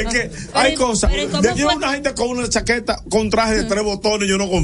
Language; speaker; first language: Spanish; native; Spanish